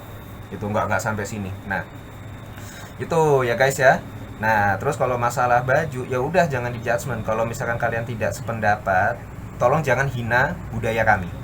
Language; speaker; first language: Indonesian; native; Indonesian